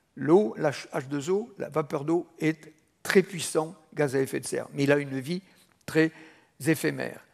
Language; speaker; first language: French; native; French